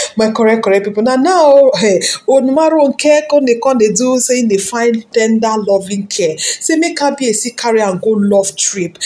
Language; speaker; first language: Nigerian Pidgin; non-native, local second language; Yoruba